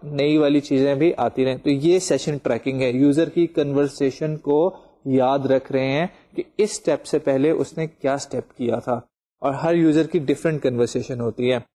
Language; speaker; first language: Urdu; native; Urdu